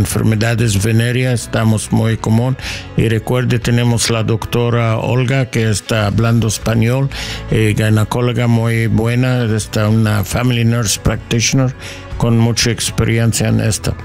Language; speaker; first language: Spanish; non-native, learner; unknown